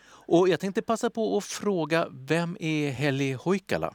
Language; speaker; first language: Swedish; native; Swedish